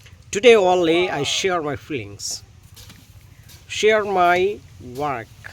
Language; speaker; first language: English; non-native, local second language; Bangla